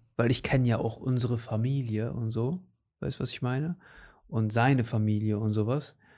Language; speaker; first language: German; native; German